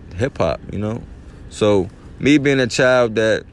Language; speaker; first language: English; native; English